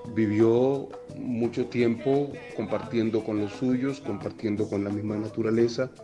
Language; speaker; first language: Spanish; native; Spanish